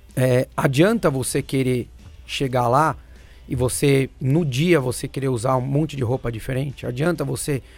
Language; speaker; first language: Portuguese; native; Portuguese